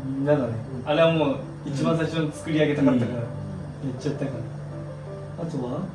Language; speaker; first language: Japanese; native; Japanese